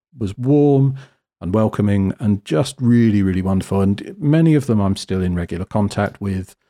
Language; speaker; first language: English; native; English